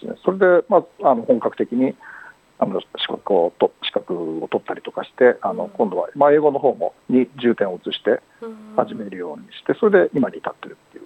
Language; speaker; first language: Japanese; native; Japanese